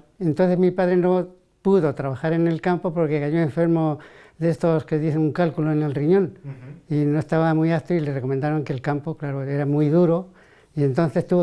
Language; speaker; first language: Spanish; native; Spanish